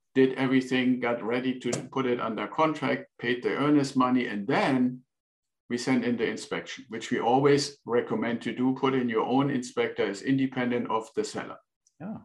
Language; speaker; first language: English; non-native, fluent; German